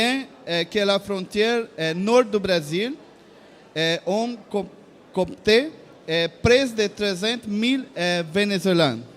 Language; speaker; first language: French; non-native, learner; Portuguese